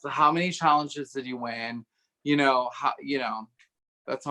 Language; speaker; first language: English; native; English